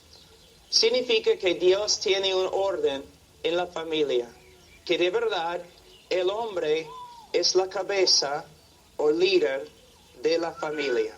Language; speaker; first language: Spanish; non-native, fluent; English